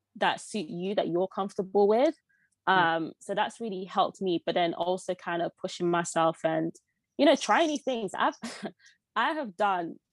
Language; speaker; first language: English; early bilingual, other home language; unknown